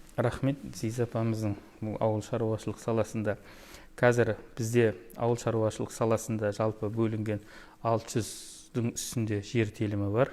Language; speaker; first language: Kazakh; native; Kazakh